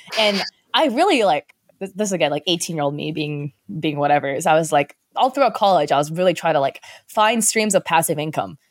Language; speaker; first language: English; early bilingual, other home language; Chinese